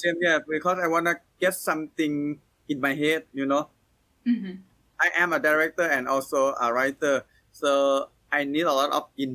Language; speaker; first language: English; non-native, learner; Thai